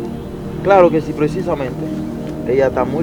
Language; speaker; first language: Spanish; non-native, learner; Haitian Creole